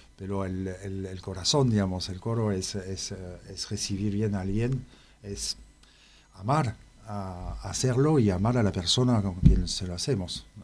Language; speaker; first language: Spanish; non-native, fluent; French